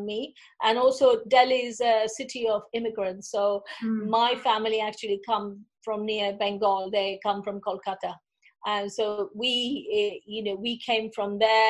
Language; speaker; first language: English; non-native, local second language; Bangla